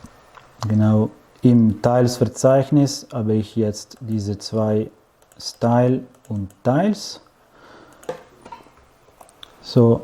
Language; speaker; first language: German; non-native, fluent; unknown